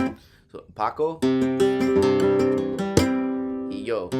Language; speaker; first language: Spanish; non-native, learner; English